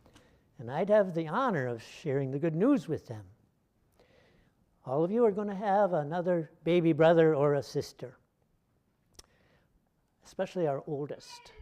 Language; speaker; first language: English; native; English